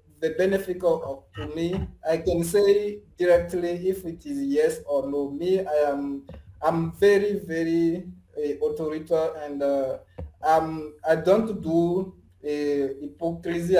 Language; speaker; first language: English; non-native, learner; French